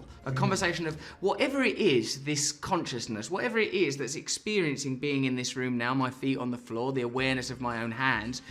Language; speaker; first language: English; native; English